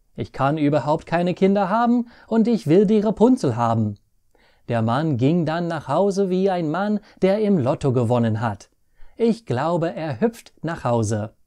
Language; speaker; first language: German; non-native, fluent; English